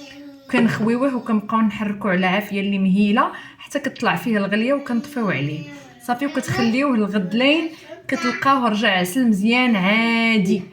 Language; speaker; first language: Arabic; native; Arabic